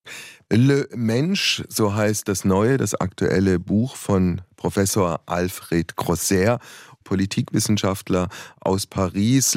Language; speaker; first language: German; native; German